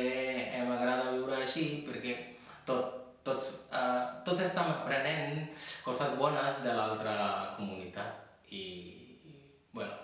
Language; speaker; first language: Catalan; non-native, fluent; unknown